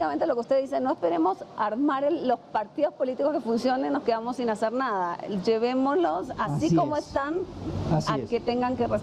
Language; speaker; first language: Spanish; native; Spanish